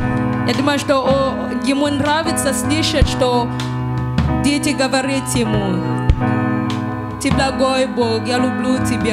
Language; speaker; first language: Russian; non-native, fluent; English